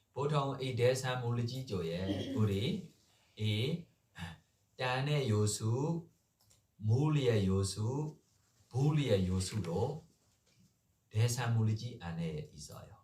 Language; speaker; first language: Korean; non-native, learner; Burmese